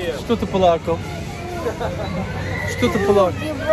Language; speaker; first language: Russian; non-native, learner; Turkish